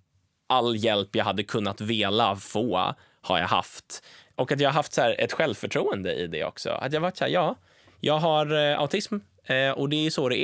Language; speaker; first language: Swedish; native; Swedish